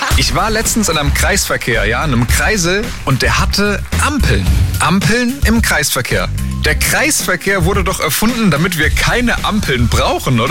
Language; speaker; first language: German; native; German